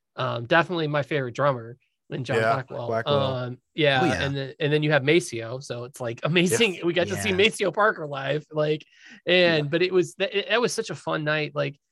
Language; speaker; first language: English; native; English